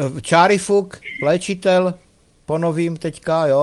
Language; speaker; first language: Czech; native; Czech